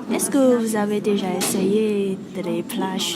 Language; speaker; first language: French; non-native, fluent; Chinese